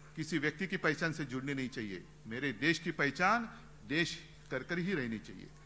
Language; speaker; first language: Hindi; non-native, local second language; Marathi